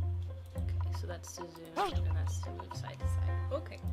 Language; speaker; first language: English; native; English